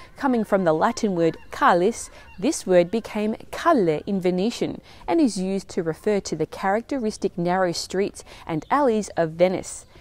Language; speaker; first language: English; native; English